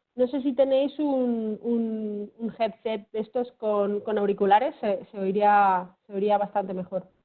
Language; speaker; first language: Spanish; native; Spanish